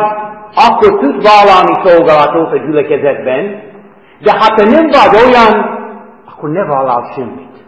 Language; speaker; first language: Hungarian; non-native, fluent; English